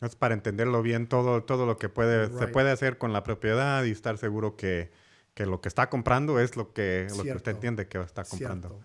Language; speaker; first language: Spanish; early bilingual, heritage; English